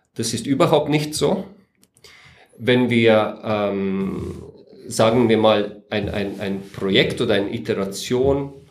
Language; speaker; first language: German; non-native, fluent; Latvian